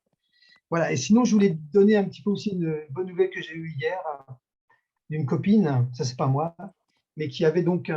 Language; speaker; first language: French; native; French